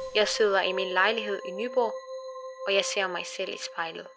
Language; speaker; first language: Danish; non-native, fluent; Arabic